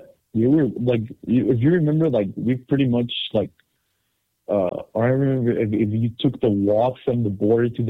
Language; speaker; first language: English; non-native, fluent; Spanish